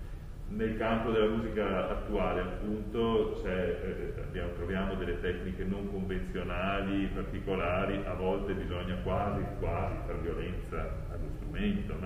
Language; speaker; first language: Italian; native; Italian